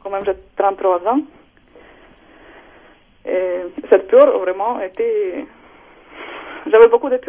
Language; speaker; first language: French; non-native, learner; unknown